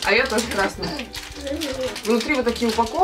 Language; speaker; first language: Russian; native; Russian